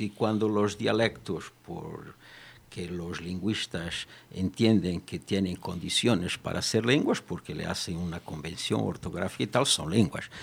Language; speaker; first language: Spanish; non-native, fluent; Portuguese